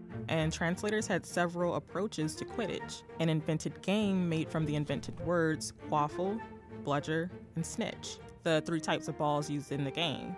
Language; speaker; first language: English; native; English